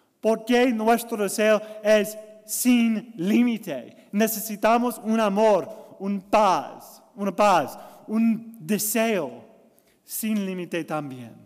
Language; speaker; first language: Spanish; non-native, learner; English